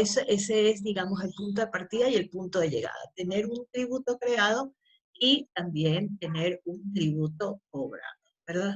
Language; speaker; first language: Spanish; native; Spanish